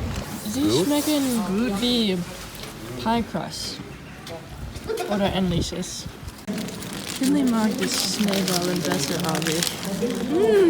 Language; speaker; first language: German; non-native, learner; English